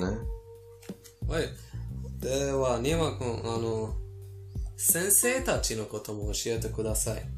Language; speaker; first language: Japanese; non-native, fluent; Persian